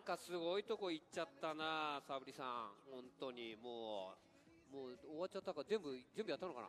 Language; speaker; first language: Japanese; native; Japanese